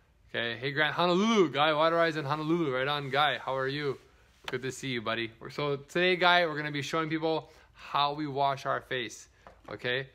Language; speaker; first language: English; native; English